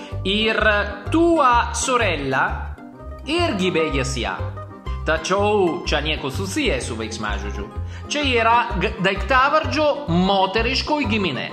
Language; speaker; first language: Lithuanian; non-native, fluent; Italian